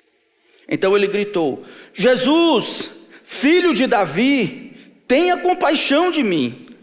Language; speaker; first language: Portuguese; native; Portuguese